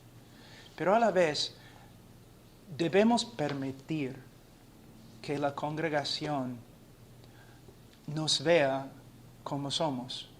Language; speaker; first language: Spanish; non-native, fluent; English